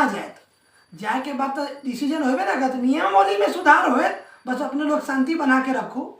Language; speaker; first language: Hindi; native; Hindi